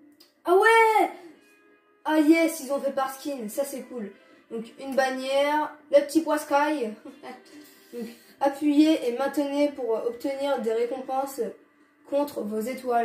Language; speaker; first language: French; native; French